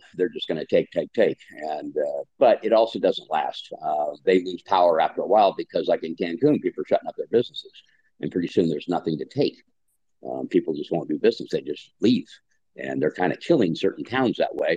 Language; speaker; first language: English; native; English